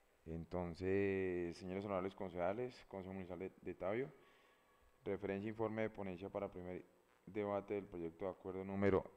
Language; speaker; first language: Spanish; native; Spanish